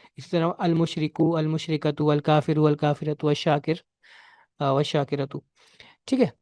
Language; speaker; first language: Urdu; native; Urdu